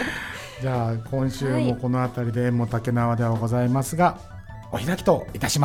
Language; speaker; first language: Japanese; native; Japanese